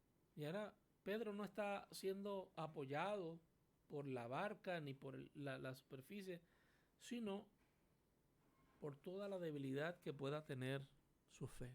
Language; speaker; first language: Spanish; native; Spanish